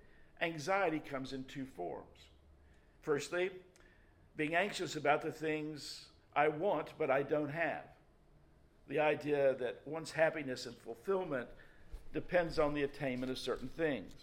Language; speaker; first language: English; native; English